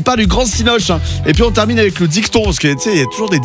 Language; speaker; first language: French; native; French